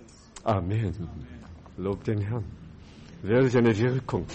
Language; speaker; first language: German; non-native, fluent; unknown